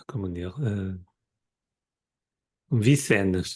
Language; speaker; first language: French; non-native, fluent; Spanish